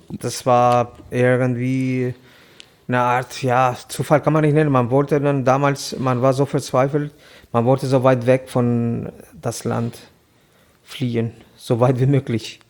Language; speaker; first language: German; non-native, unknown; Albanian